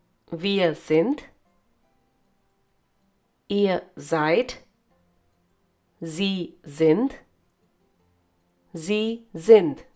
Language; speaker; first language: German; non-native, fluent; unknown